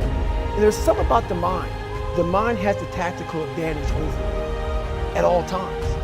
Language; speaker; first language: English; native; English